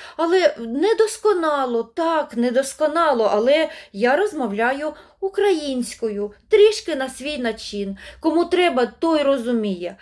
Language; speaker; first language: Ukrainian; non-native, local second language; Russian